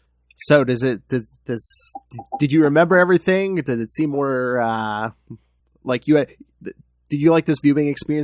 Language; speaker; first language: English; native; English